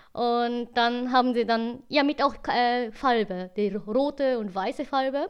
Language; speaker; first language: German; non-native, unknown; Japanese